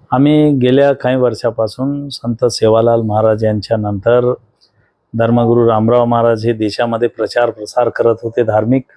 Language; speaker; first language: Marathi; non-native, local second language; Lambadi